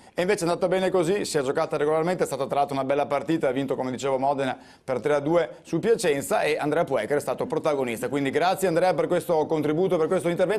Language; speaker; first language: Italian; native; Italian